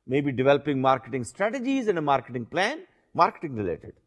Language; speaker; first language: English; non-native, local second language; Urdu